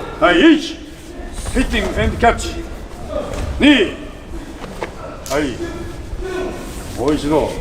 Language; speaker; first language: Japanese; native; Japanese